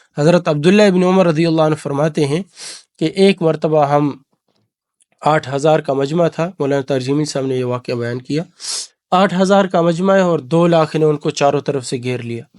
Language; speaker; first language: Urdu; non-native, local second language; Pashto